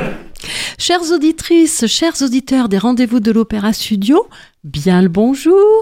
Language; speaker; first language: French; native; French